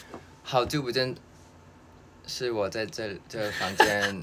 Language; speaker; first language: Chinese; non-native, learner; Thai